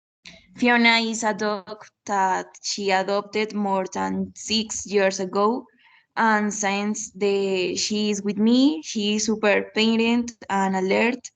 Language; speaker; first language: English; non-native, learner; Spanish